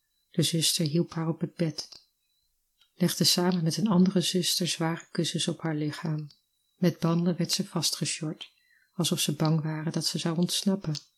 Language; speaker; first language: Dutch; native; Dutch